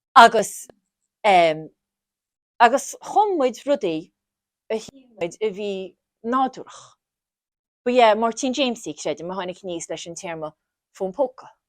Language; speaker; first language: Irish; native; Irish